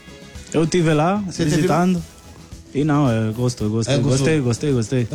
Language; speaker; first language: Portuguese; non-native, fluent; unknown